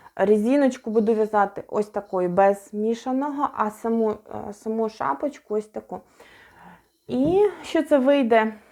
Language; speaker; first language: Ukrainian; non-native, local second language; Russian